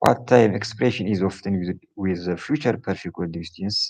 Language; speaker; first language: English; non-native, local second language; Amharic